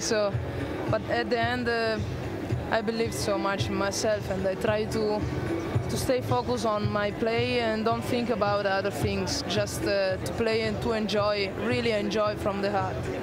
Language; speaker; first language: English; non-native, learner; Italian